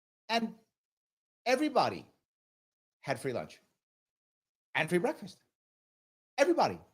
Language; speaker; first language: English; native; English